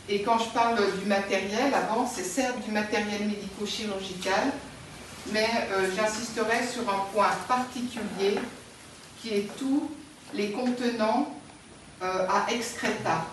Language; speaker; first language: French; native; French